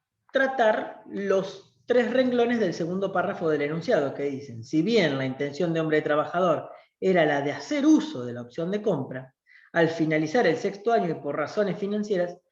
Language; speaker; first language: Spanish; native; Spanish